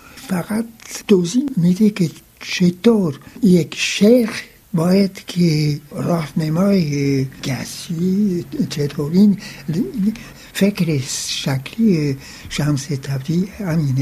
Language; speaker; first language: Persian; non-native, fluent; French